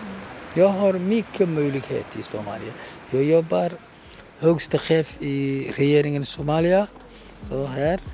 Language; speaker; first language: Swedish; non-native, learner; Somali